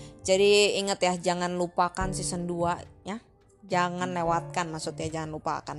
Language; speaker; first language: Indonesian; native; Indonesian